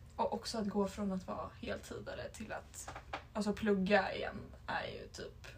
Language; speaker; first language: Swedish; native; Swedish